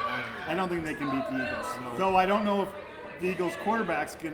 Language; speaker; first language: English; native; English